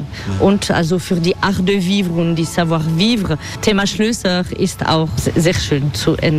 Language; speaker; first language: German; non-native, fluent; French